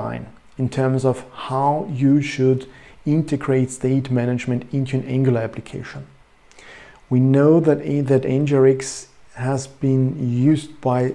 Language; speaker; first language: English; non-native, fluent; German